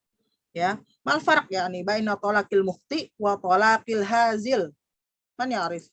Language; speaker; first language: Arabic; non-native, fluent; Indonesian